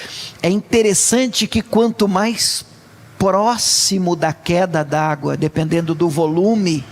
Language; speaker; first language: Portuguese; native; Portuguese